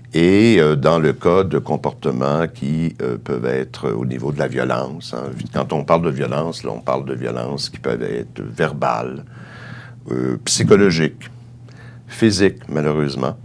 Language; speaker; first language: French; native; French